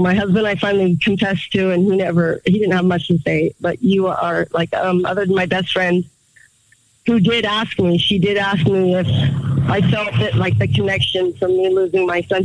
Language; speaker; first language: English; native; English